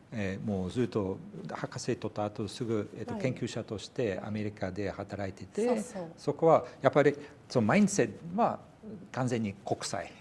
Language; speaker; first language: Japanese; non-native, fluent; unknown